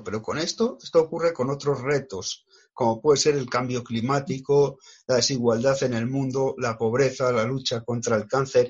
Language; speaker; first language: Spanish; native; Spanish